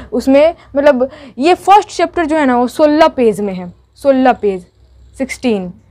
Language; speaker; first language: Hindi; native; Hindi